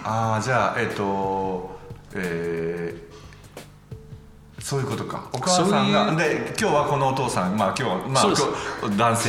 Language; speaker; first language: Japanese; native; Japanese